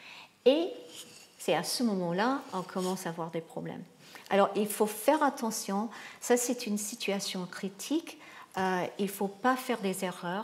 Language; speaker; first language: French; non-native, fluent; English